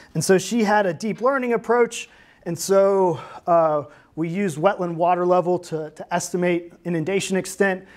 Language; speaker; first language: English; native; English